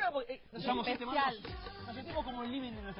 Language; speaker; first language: Spanish; native; Spanish